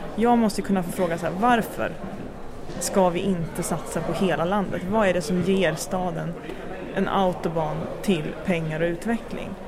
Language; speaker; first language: Swedish; native; Swedish